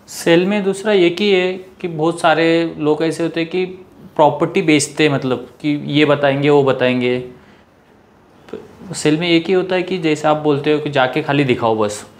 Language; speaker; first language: Hindi; non-native, local second language; Marathi